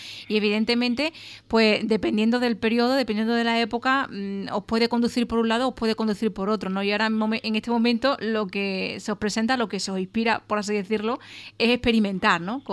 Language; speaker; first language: Spanish; native; Spanish